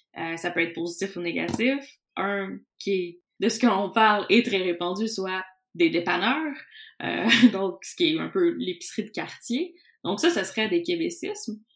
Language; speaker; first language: French; native; French